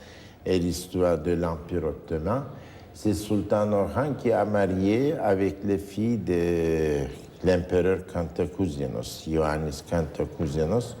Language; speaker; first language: French; non-native, fluent; Turkish